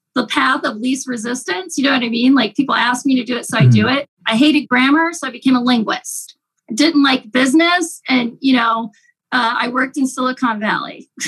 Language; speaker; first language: English; native; English